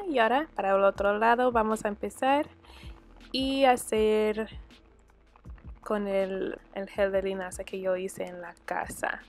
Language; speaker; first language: Spanish; early bilingual, heritage; Spanish